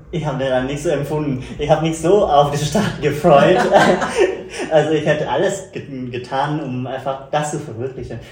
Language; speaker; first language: German; non-native, fluent; Vietnamese